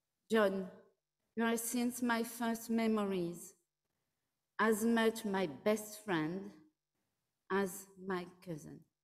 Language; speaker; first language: English; non-native, fluent; French